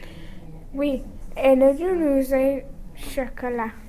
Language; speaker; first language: French; non-native, learner; English